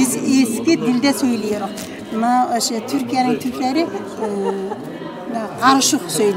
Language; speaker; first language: Turkish; early bilingual, heritage; Turkish